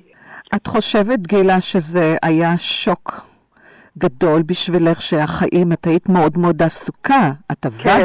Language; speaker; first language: Hebrew; native; Hebrew